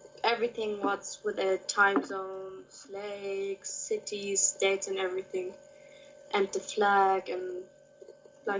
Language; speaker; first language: English; non-native, learner; Kurdish